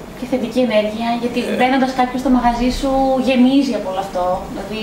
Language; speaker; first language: Greek; native; Greek